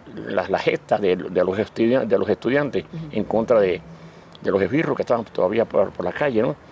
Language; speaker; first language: Spanish; native; Spanish